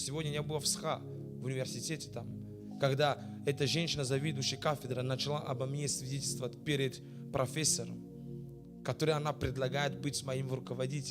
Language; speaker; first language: Russian; non-native, fluent; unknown